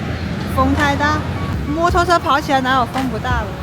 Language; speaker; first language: Chinese; native; Chinese